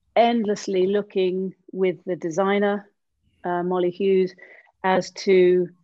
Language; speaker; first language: English; native; English